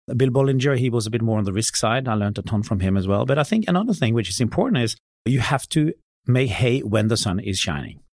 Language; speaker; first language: English; non-native, fluent; Norwegian